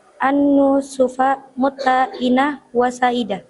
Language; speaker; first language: Arabic; non-native, learner; Indonesian